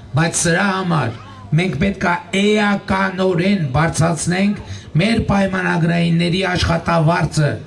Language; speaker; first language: Armenian; native; Armenian